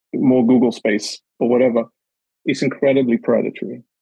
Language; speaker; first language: English; native; English